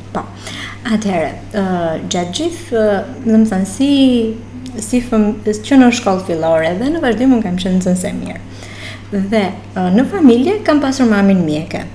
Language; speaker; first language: Albanian; native; Albanian